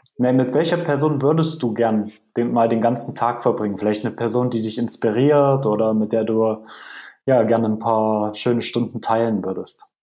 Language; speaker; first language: German; native; German